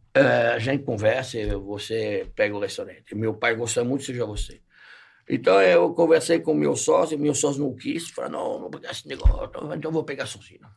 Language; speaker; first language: Portuguese; non-native, fluent; French